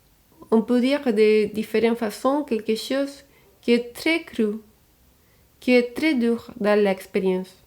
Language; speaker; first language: French; non-native, fluent; Spanish